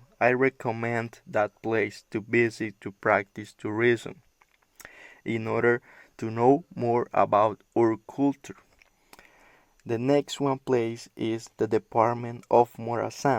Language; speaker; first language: English; non-native, learner; Spanish